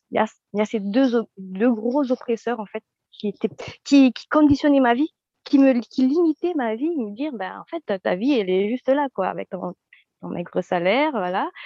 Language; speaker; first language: French; non-native, local second language; Malagasy